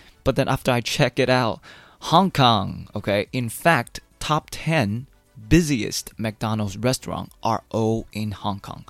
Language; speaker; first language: English; non-native, fluent; Chinese